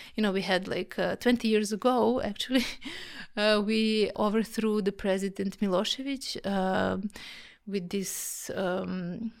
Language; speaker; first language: English; non-native, fluent; Serbian